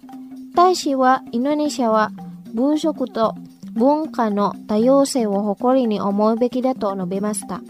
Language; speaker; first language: Japanese; non-native, fluent; Indonesian